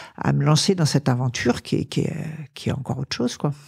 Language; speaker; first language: French; native; French